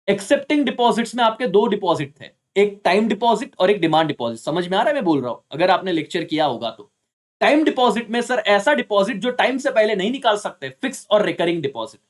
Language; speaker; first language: Hindi; non-native, local second language; Marathi